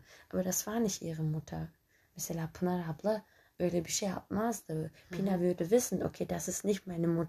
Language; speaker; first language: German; early bilingual, other home language; Turkish